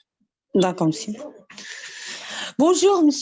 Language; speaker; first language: French; non-native, learner; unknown